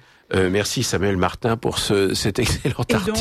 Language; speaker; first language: French; native; French